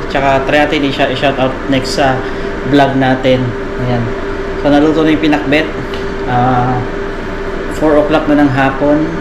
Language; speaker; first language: Filipino; non-native, local second language; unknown